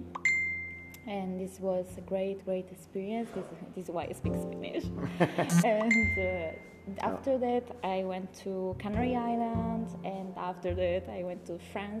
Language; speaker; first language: English; non-native, learner; Italian